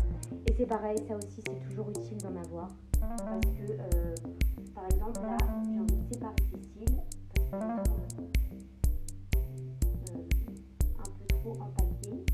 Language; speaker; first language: French; native; French